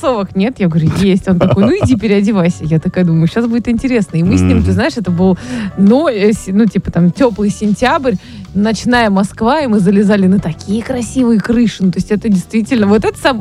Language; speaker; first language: Russian; native; Russian